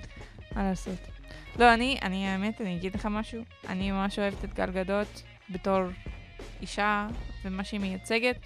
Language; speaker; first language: Hebrew; non-native, local second language; Arabic